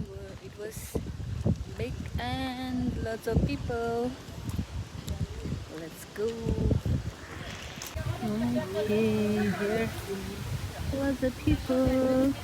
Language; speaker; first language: English; non-native, learner; Tibetan